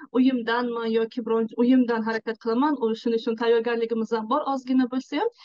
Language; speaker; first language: Uzbek; non-native, local second language; Tajik